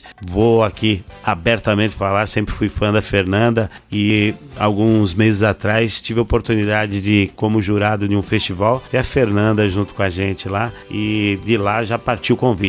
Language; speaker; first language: Portuguese; native; Portuguese